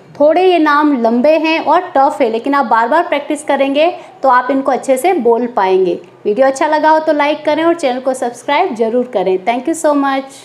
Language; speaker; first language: Hindi; native; Hindi